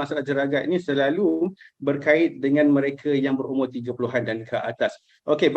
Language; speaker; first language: Malay; native; Malay